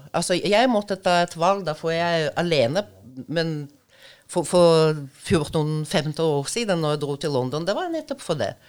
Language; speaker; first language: Norwegian; non-native, fluent; Russian